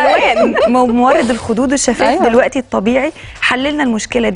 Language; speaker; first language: Arabic; native; Arabic